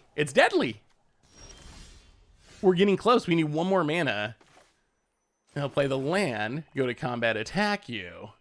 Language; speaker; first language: English; native; English